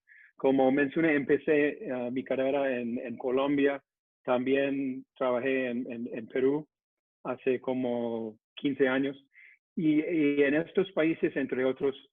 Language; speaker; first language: Spanish; non-native, fluent; English